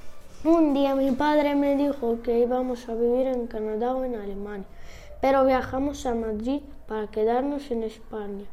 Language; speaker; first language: Spanish; early bilingual, other home language; Turkish